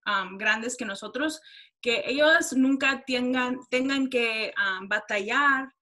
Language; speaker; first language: Spanish; early bilingual, heritage; Spanish